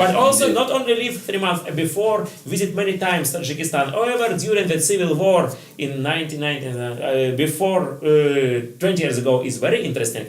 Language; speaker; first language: English; non-native, learner; Russian